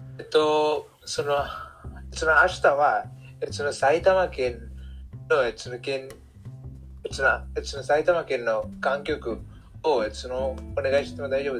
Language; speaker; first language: Japanese; non-native, learner; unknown